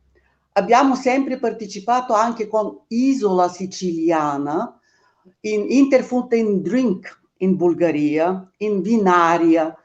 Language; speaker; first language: Italian; non-native, fluent; Bulgarian